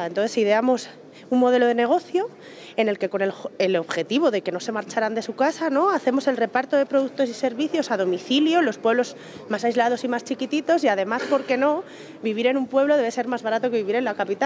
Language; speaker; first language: Spanish; native; Spanish